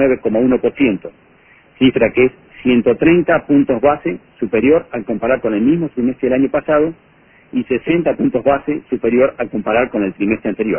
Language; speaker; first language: Spanish; native; Spanish